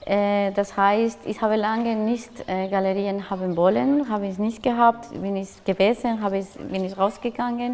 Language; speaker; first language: German; non-native, fluent; Spanish